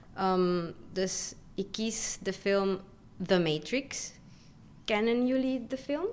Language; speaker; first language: Dutch; non-native, fluent; Spanish